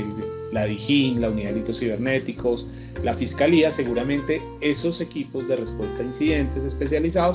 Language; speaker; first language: Spanish; native; Spanish